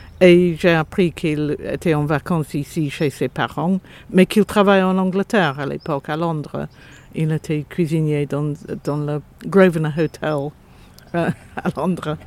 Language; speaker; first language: French; non-native, fluent; English